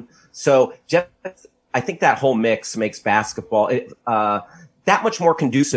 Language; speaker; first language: English; native; English